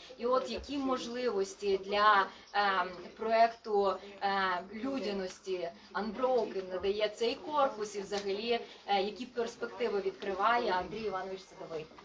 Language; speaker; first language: Ukrainian; native; Ukrainian